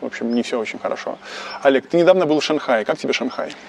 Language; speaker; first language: Russian; native; Russian